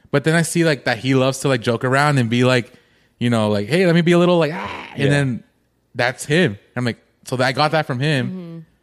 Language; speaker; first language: English; early bilingual, other home language; Spanish